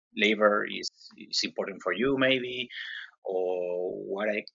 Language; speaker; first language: English; non-native, learner; Spanish